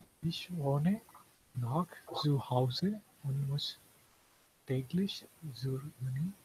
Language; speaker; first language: German; non-native, learner; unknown